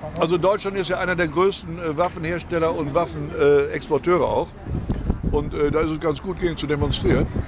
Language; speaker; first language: German; native; German